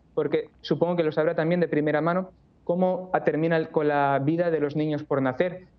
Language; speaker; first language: Spanish; native; Spanish